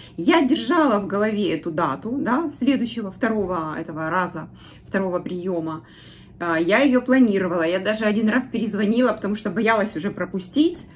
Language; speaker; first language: Russian; native; Russian